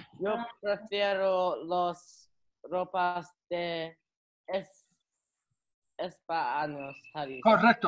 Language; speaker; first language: Spanish; non-native, learner; English